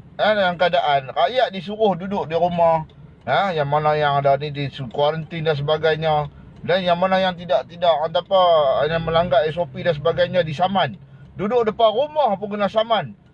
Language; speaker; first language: Malay; native; Malay